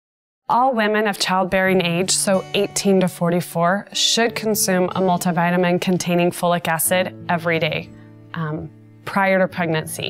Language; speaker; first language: English; native; English